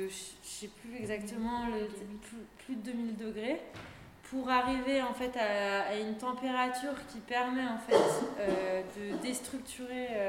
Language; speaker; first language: French; native; French